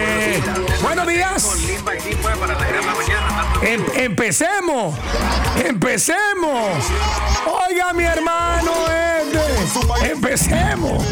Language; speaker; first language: Spanish; native; Spanish